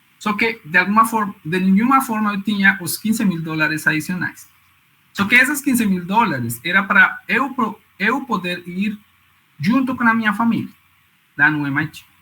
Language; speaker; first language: Portuguese; non-native, fluent; Spanish